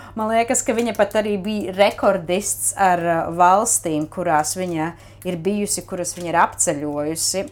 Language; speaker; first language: Latvian; native; Latvian